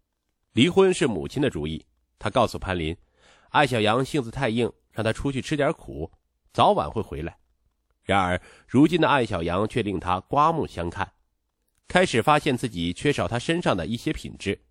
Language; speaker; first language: Chinese; native; Chinese